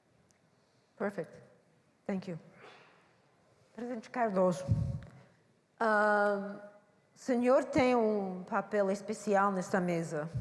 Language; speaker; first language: Portuguese; non-native, learner; English